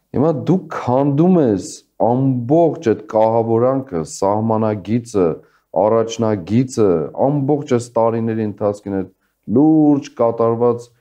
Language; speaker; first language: Armenian; native; Armenian